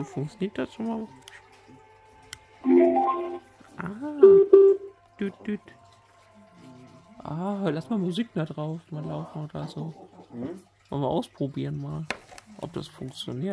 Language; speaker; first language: German; native; German